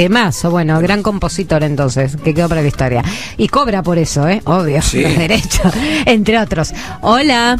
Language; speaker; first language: Spanish; native; Spanish